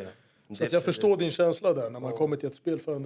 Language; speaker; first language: Swedish; native; Swedish